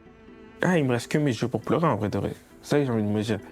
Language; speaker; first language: French; native; French